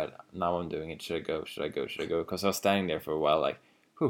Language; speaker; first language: English; non-native, fluent; Swedish